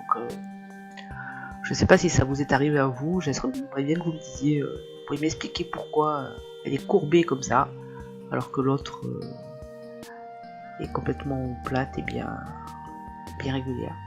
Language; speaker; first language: French; native; French